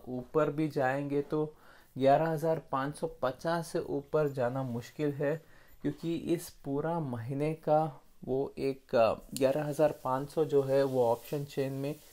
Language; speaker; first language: Hindi; non-native, local second language; Kannada